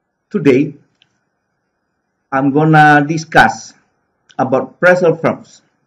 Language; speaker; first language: English; non-native, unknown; Indonesian